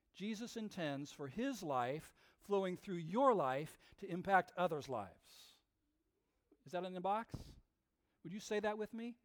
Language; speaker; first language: English; native; English